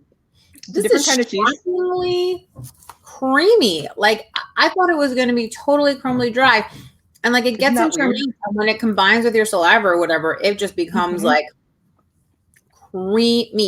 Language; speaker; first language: English; native; English